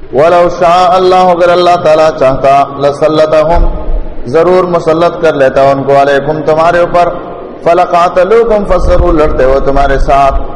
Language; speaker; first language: Urdu; non-native, local second language; Pashto